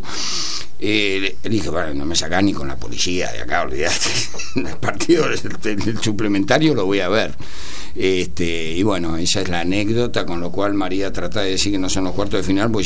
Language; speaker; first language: Spanish; native; Spanish